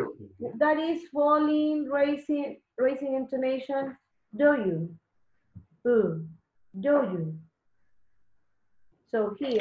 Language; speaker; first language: English; non-native, learner; Spanish